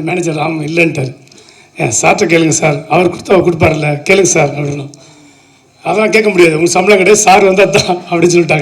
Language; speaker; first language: Tamil; native; Tamil